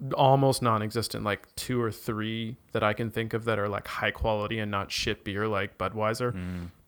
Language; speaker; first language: English; native; English